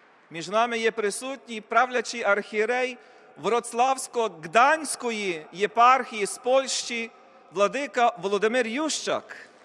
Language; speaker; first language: Ukrainian; native; Ukrainian